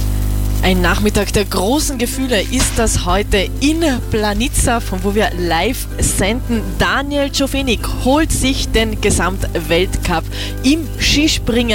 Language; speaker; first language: German; native; German